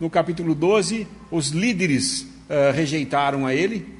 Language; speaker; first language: Portuguese; native; Portuguese